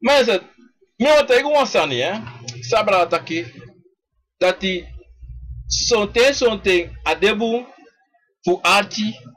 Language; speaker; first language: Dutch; non-native, local second language; Sranan Tongo